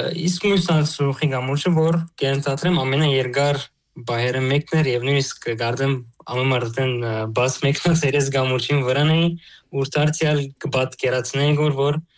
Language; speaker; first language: Armenian; early bilingual, heritage; Armenian